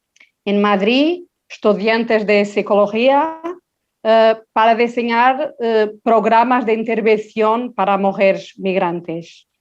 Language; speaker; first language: Spanish; non-native, local second language; Portuguese